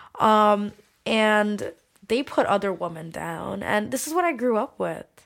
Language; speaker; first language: English; early bilingual, other home language; Bangla